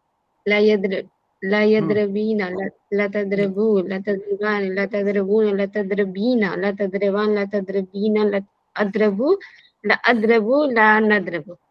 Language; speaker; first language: Arabic; non-native, learner; Urdu